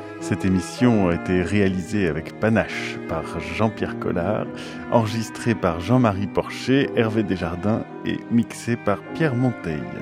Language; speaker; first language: French; native; French